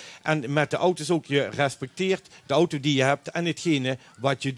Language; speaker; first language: Dutch; native; Dutch